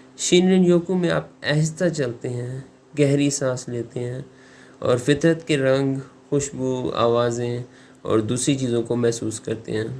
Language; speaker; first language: Urdu; native; Urdu